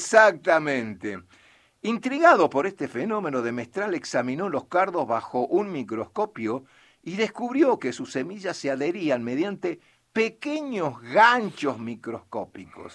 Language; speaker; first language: Spanish; native; Spanish